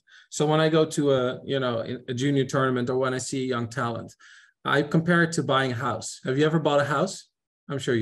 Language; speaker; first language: English; non-native, fluent; Dutch